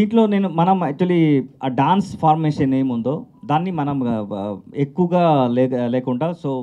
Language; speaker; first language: Telugu; non-native, learner; Kannada